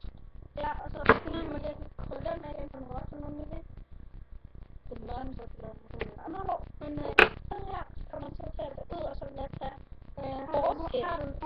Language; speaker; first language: Danish; native; Danish